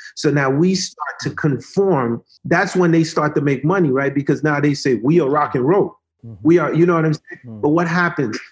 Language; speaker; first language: English; early bilingual, other home language; Haitian Creole